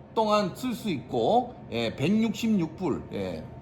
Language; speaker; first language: Korean; native; Korean